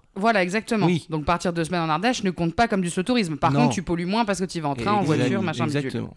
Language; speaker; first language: French; native; French